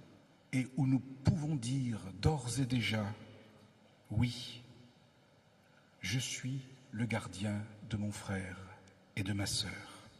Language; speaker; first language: French; native; French